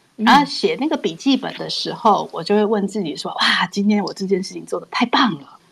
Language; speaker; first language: Chinese; native; Chinese